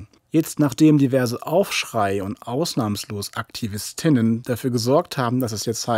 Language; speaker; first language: German; native; German